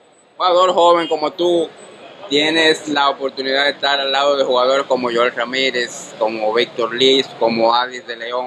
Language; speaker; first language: Spanish; native; Spanish